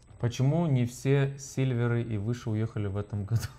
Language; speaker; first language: Russian; non-native, learner; Lithuanian